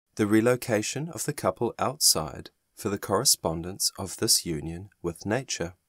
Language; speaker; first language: English; non-native, fluent; German